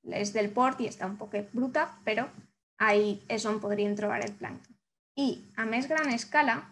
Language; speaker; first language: Catalan; native; Catalan